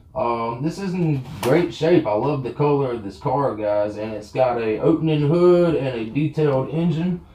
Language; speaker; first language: English; native; English